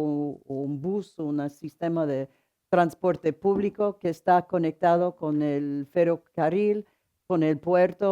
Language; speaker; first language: Spanish; non-native, fluent; English